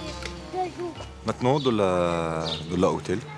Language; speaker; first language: French; non-native, learner; Arabic